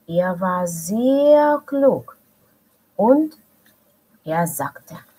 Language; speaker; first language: German; non-native, fluent; Russian